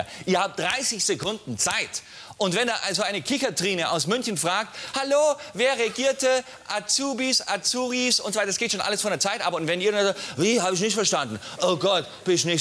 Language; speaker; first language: German; native; German